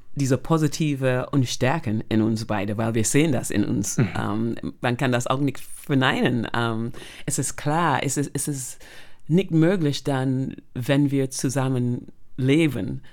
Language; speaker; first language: German; non-native, fluent; English